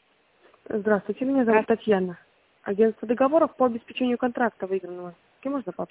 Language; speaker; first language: Russian; native; Russian